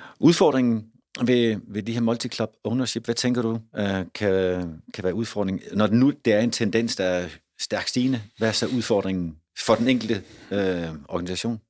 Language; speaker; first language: Danish; native; Danish